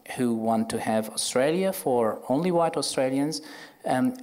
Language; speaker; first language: English; non-native, fluent; Arabic